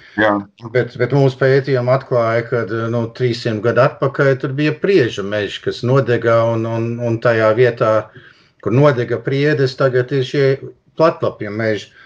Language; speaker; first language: Latvian; early bilingual, heritage; Latvian